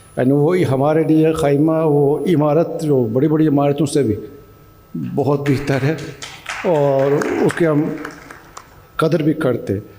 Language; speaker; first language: Urdu; non-native, fluent; Turkish